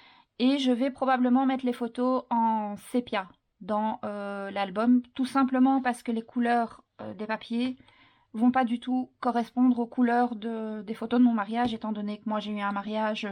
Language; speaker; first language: French; native; French